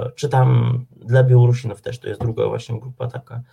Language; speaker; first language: Polish; non-native, fluent; Ukrainian